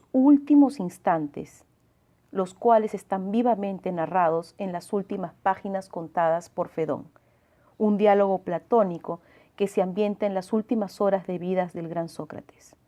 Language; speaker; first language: Spanish; native; Spanish